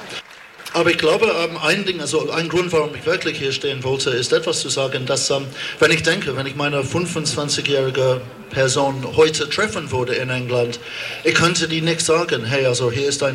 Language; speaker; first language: German; non-native, fluent; English